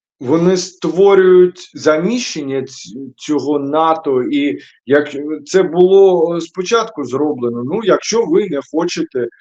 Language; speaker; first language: Ukrainian; non-native, local second language; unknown